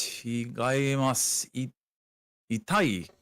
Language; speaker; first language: Japanese; non-native, learner; English